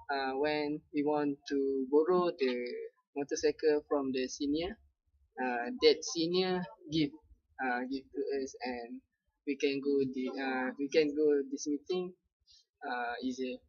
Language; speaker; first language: English; non-native, local second language; Malay